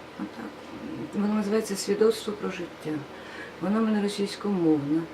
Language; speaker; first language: Ukrainian; non-native, local second language; Russian